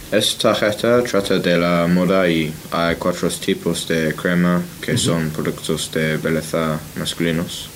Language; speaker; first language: Spanish; non-native, learner; English